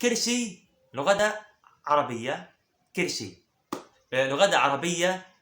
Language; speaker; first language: Arabic; early bilingual, other home language; Somali